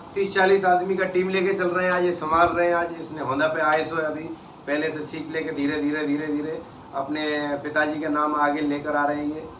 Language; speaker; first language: Hindi; non-native, local second language; Kannada